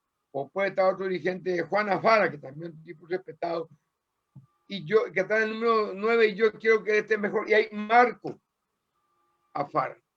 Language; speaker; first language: Spanish; native; Spanish